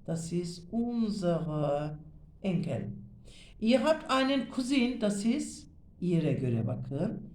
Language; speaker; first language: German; non-native, fluent; Turkish